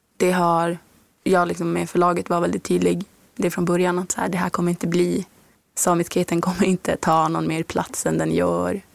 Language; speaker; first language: Swedish; native; Swedish